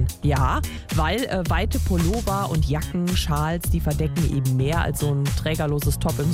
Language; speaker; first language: German; native; German